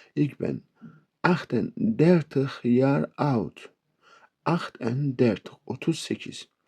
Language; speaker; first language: Turkish; native; Turkish